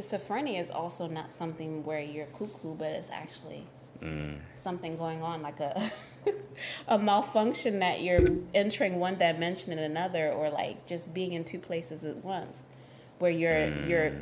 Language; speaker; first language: English; early bilingual, other home language; Shona